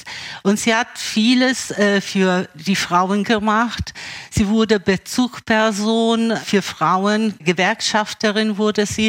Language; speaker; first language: German; early bilingual, other home language; Italian